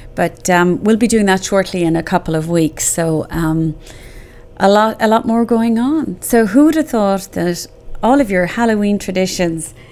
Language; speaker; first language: English; native; English